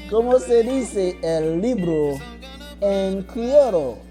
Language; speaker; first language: Spanish; non-native, fluent; Haitian Creole